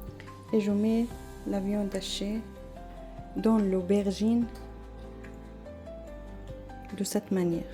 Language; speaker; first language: French; non-native, learner; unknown